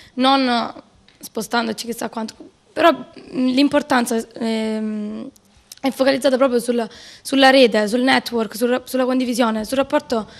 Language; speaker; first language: Italian; native; Italian